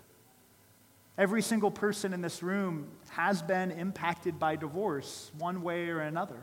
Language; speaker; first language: English; native; English